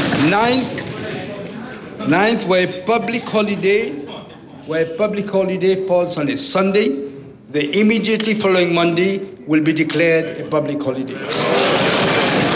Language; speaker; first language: English; non-native, local second language; Morisyen